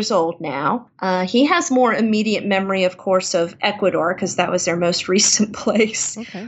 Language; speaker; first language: English; native; English